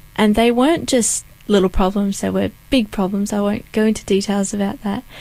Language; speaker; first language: English; native; English